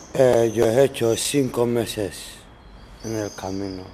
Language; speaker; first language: Spanish; non-native, learner; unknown